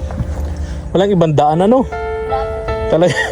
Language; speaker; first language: Filipino; native; Filipino